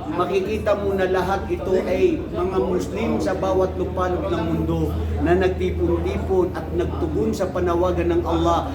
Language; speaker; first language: Filipino; non-native, local second language; Maranao